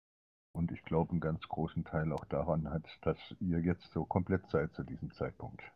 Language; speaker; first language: German; native; German